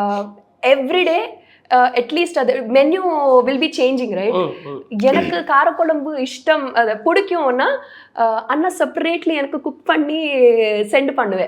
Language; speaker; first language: Tamil; non-native, learner; Telugu